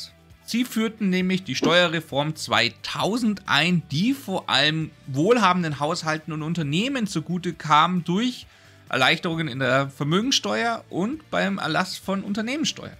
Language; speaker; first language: German; native; German